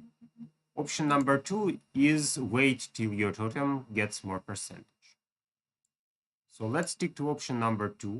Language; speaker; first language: English; non-native, fluent; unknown